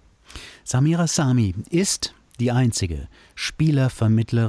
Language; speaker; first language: German; native; German